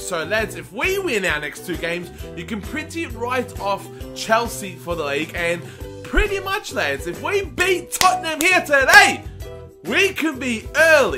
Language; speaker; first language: English; native; English